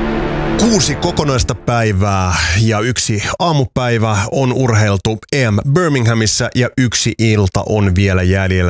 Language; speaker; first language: Finnish; native; Finnish